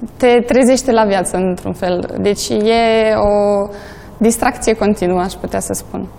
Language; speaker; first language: Romanian; non-native, local second language; Polish